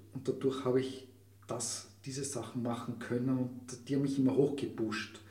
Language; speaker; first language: German; native; German